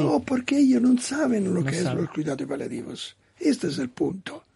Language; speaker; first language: Spanish; non-native, learner; Italian